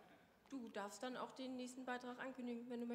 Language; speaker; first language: German; native; German